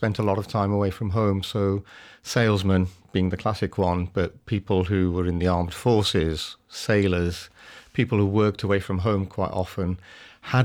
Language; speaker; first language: English; native; English